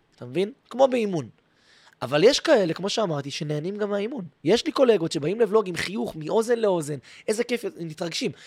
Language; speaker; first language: Hebrew; native; Hebrew